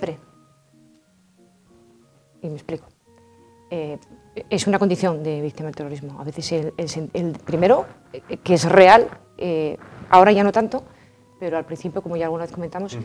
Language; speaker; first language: Spanish; native; Spanish